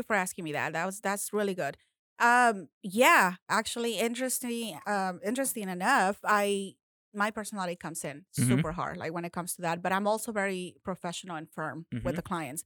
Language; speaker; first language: English; non-native, fluent; Spanish